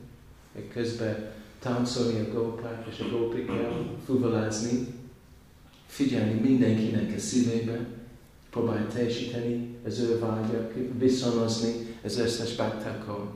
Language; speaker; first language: Hungarian; non-native, learner; English